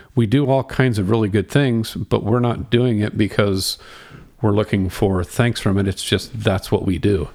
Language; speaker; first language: English; native; English